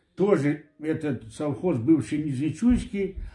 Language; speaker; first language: Russian; non-native, local second language; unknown